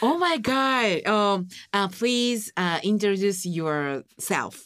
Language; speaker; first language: English; non-native, learner; Japanese